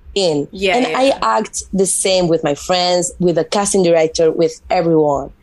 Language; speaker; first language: English; non-native, fluent; Spanish